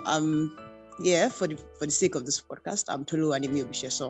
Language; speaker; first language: English; non-native, local second language; Yoruba